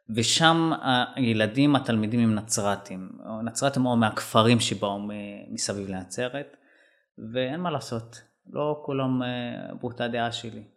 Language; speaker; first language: Hebrew; non-native, local second language; Arabic